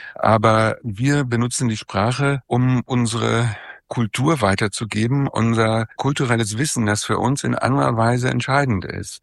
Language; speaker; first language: German; native; German